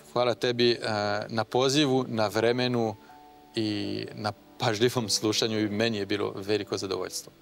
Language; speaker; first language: Croatian; non-native, fluent; French